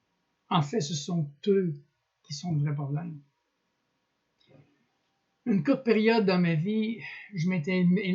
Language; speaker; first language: French; native; French